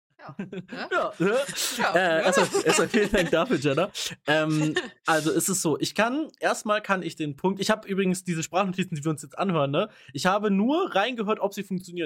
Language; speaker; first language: German; native; German